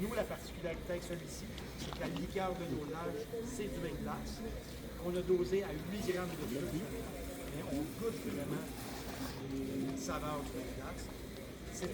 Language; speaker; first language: French; native; French